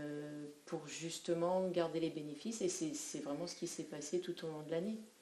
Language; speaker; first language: French; native; French